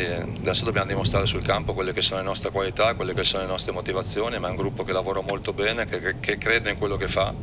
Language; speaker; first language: Italian; native; Italian